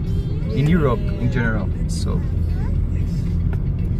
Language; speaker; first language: English; non-native, learner; Portuguese